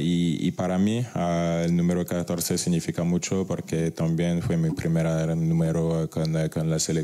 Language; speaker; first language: Spanish; non-native, fluent; French